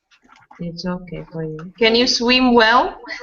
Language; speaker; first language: English; non-native, fluent; Russian